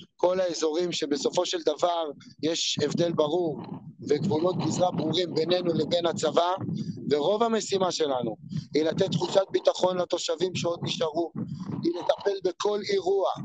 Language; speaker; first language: Hebrew; native; Hebrew